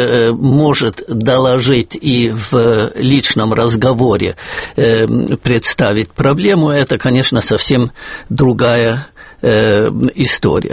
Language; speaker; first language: Russian; non-native, fluent; German